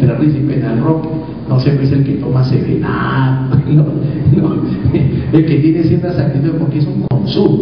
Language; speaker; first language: Spanish; native; Spanish